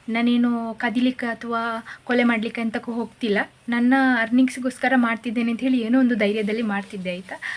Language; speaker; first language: Kannada; native; Kannada